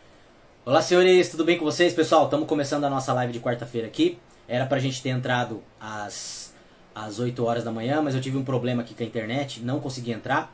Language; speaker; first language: Portuguese; native; Portuguese